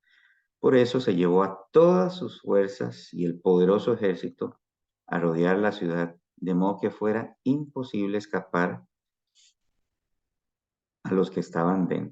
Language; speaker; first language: Spanish; native; Spanish